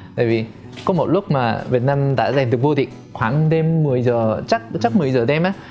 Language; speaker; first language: Vietnamese; non-native, fluent; Korean